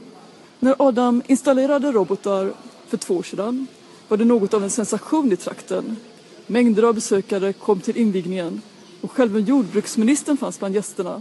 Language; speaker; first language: Swedish; native; Swedish